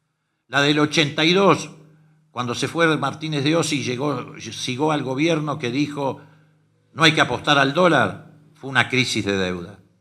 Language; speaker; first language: Spanish; native; Spanish